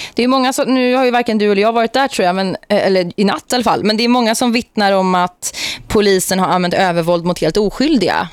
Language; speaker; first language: Swedish; native; Swedish